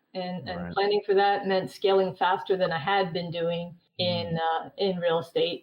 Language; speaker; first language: English; native; English